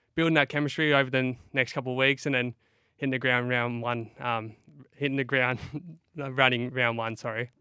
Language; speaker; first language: English; native; English